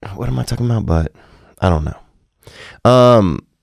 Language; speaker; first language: English; native; English